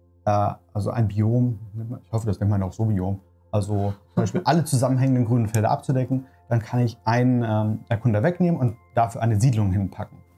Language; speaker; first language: German; native; German